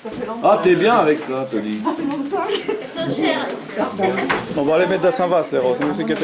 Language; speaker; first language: French; native; French